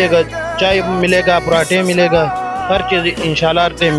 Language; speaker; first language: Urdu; non-native, local second language; Pashto